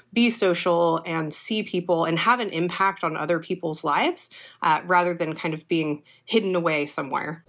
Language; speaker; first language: English; native; English